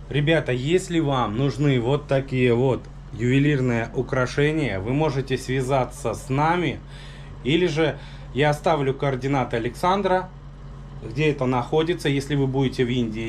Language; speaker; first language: Russian; native; Russian